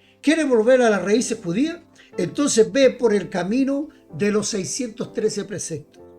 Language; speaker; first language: Spanish; native; Spanish